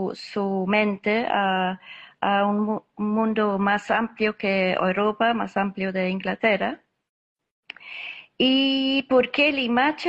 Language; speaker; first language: Spanish; non-native, fluent; English